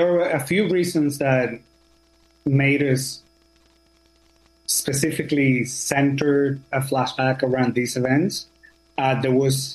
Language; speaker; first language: English; non-native, fluent; Spanish